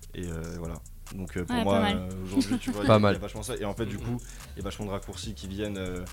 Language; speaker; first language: French; native; French